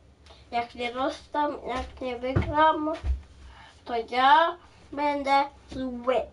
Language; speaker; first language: Polish; early bilingual, heritage; Polish